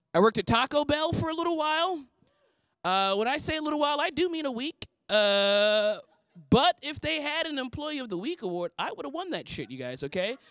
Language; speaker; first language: English; native; English